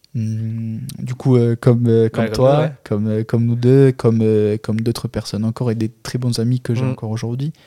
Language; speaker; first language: French; non-native, fluent; Albanian